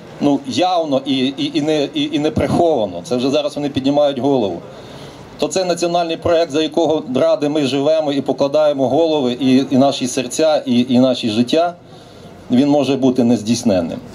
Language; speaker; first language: Ukrainian; native; Ukrainian